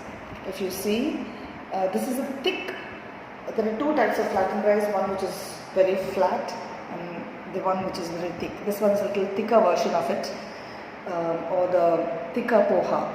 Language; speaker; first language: English; non-native, local second language; Tamil